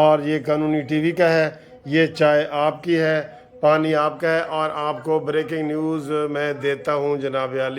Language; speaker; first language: Urdu; native; Urdu